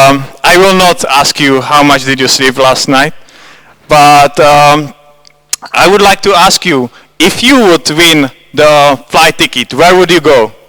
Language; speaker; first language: English; non-native, fluent; Czech